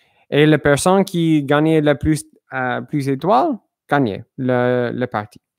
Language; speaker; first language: French; non-native, learner; English